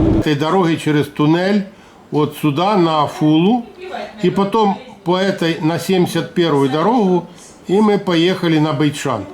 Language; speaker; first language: Russian; native; Russian